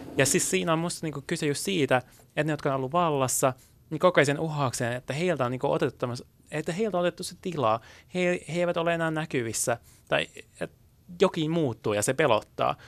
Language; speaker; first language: Finnish; early bilingual, other home language; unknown